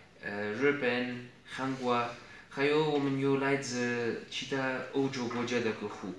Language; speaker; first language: Chinese; non-native, fluent; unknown